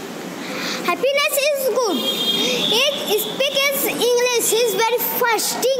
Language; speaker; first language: English; non-native, learner; Hindi